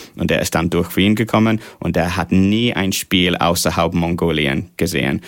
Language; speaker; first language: German; non-native, fluent; English